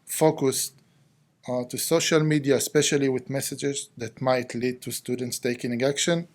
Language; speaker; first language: English; non-native, fluent; Hebrew